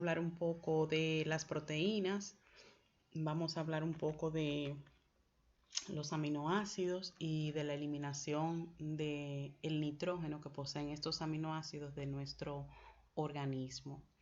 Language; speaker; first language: Spanish; native; Spanish